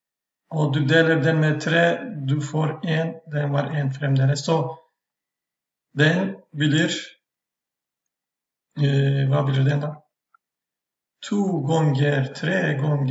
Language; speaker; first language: Norwegian; non-native, fluent; Turkish